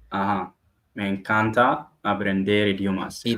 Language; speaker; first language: Spanish; non-native, learner; Arabic